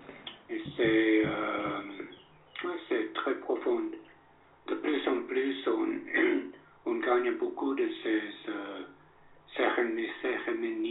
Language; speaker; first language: French; non-native, fluent; English